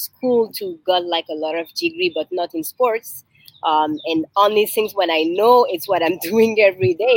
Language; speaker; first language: English; non-native, learner; French